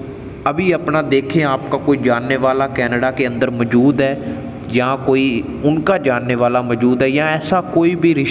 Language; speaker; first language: Hindi; non-native, local second language; Punjabi